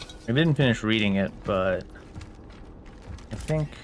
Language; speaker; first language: English; native; English